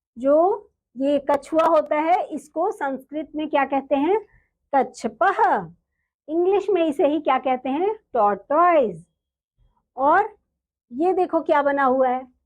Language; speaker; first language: Hindi; native; Hindi